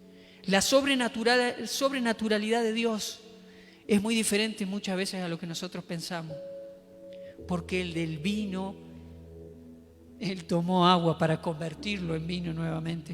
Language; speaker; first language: Spanish; native; Spanish